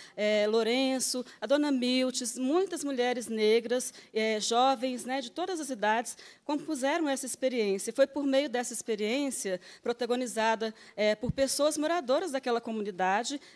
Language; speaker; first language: Portuguese; native; Portuguese